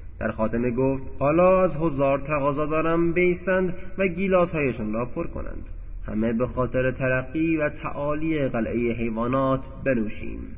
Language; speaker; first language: Persian; native; Persian